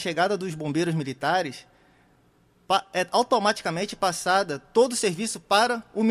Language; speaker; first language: Portuguese; native; Portuguese